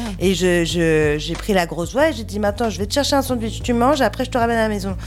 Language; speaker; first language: French; native; French